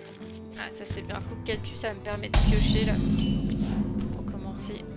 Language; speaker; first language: French; native; French